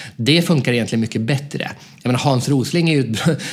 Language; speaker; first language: Swedish; native; Swedish